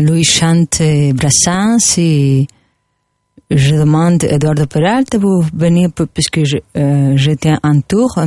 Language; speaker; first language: French; non-native, learner; Spanish